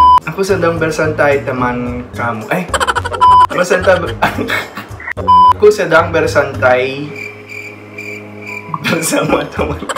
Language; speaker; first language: Indonesian; non-native, learner; Filipino